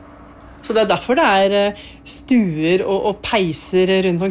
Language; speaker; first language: Norwegian; native; Norwegian